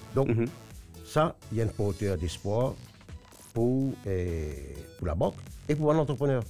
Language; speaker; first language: French; non-native, local second language; Morisyen